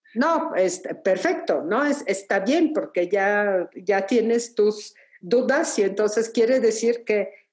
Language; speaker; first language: Spanish; non-native, fluent; Polish